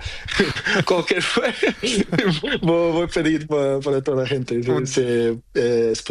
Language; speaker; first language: Spanish; non-native, learner; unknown